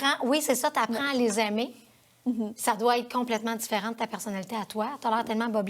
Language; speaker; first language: French; native; French